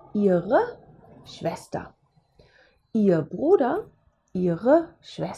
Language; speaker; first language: German; non-native, fluent; English